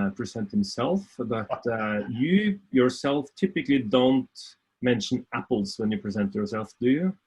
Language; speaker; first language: English; non-native, fluent; Norwegian